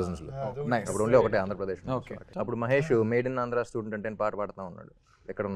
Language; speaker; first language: Telugu; native; Telugu